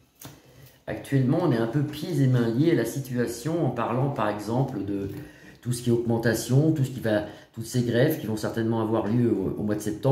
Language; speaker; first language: French; native; French